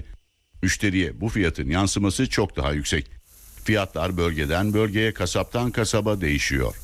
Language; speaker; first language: Turkish; native; Turkish